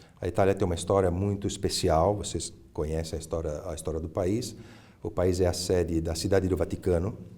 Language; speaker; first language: Portuguese; early bilingual, other home language; Italian